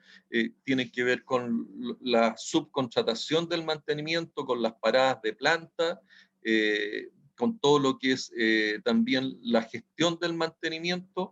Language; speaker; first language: Spanish; native; Spanish